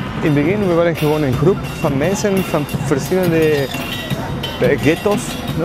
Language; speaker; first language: Dutch; non-native, learner; Spanish